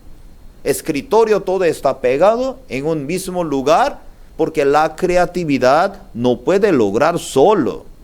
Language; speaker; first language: Spanish; non-native, learner; Korean